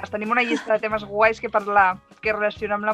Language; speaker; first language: Catalan; native; Catalan